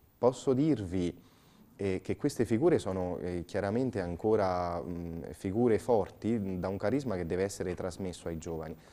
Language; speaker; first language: Italian; native; Italian